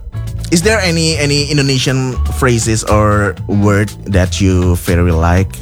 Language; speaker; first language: English; non-native, fluent; Indonesian